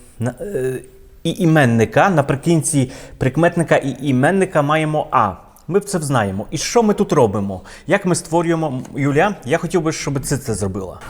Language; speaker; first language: Ukrainian; non-native, fluent; Polish